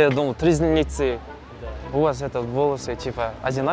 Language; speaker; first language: Russian; non-native, local second language; Kazakh